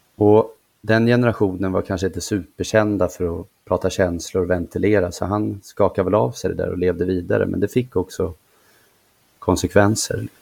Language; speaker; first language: Swedish; native; Swedish